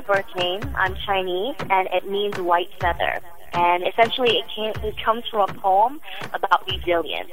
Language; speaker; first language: English; native; English